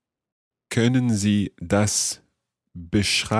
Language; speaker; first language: German; non-native, learner; English